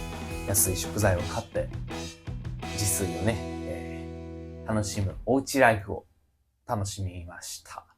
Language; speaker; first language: Japanese; native; Japanese